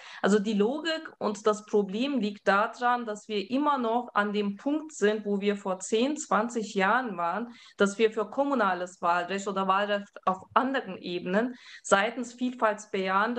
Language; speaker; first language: German; early bilingual, other home language; Turkish